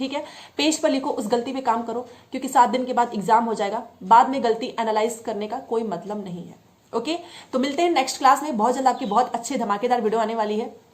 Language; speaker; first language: Hindi; native; Hindi